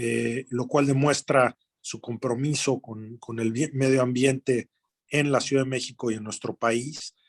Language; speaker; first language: Spanish; native; Spanish